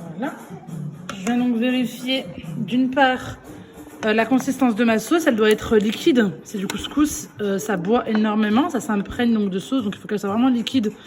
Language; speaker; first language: French; early bilingual, other home language; Arabic